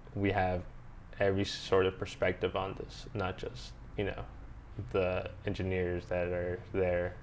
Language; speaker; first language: English; early bilingual, other home language; Spanish